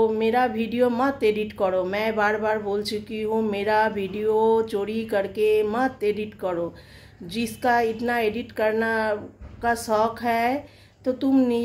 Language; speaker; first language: Hindi; non-native, local second language; Bangla